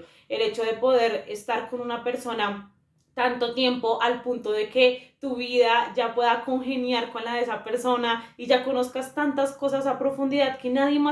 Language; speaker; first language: Spanish; native; Spanish